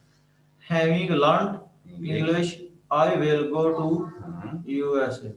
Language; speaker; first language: English; non-native, learner; Urdu